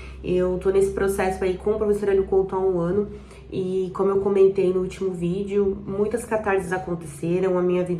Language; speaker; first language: Portuguese; native; Portuguese